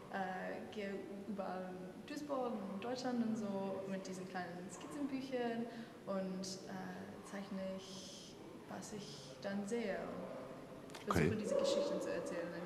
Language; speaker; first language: German; non-native, fluent; English